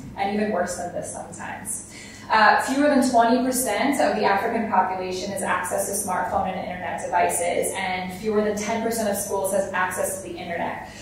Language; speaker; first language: English; native; English